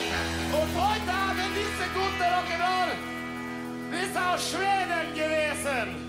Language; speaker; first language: German; non-native, learner; Swedish